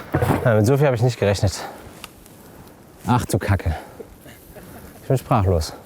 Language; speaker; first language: German; native; German